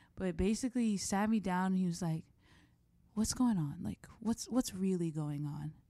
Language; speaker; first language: English; native; English